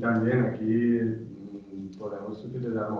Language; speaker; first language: Spanish; non-native, learner; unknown